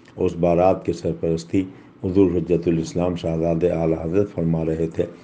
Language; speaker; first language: Urdu; native; Urdu